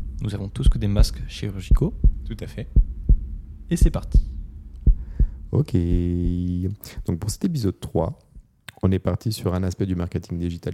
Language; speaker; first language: French; native; French